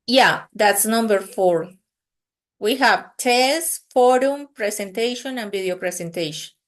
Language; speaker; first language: English; non-native, fluent; Spanish